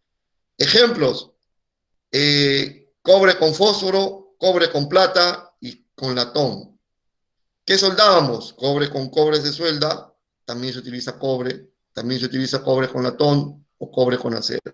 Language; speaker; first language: Spanish; native; Spanish